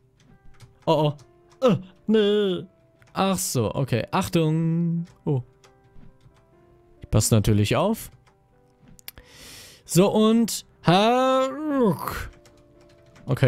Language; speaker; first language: German; native; German